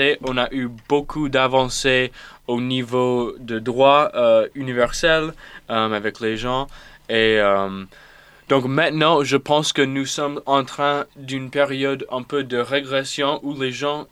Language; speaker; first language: French; non-native, fluent; English